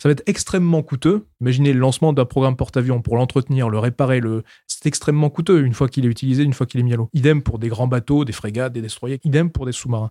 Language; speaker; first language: French; native; French